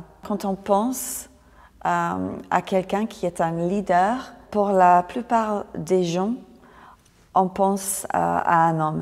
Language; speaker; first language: French; non-native, fluent; English